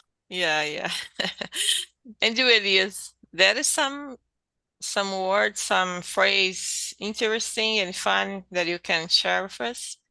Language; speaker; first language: English; non-native, learner; Portuguese